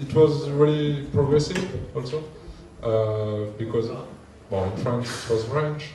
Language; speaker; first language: English; non-native, learner; French